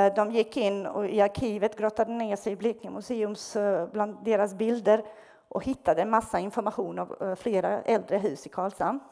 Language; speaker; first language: Swedish; non-native, fluent; Bosnian